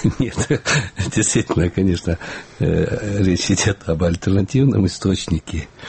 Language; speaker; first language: Russian; non-native, local second language; Kyrgyz